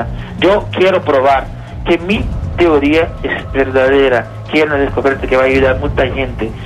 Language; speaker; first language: Spanish; non-native, learner; Portuguese